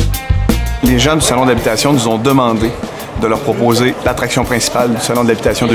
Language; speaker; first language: French; native; French